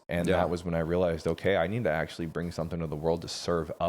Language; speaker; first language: English; native; English